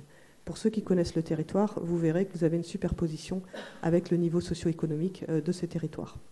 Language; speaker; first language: French; native; French